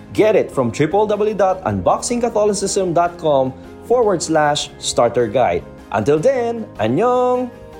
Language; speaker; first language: English; non-native, local second language; Filipino